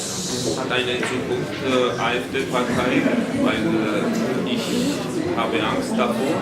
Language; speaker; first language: German; non-native, learner; Georgian